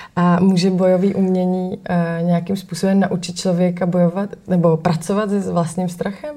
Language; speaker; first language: Czech; native; Czech